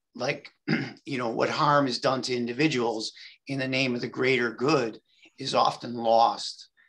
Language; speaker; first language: English; native; English